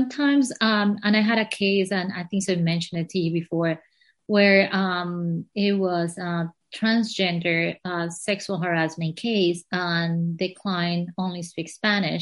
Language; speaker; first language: English; non-native, fluent; Spanish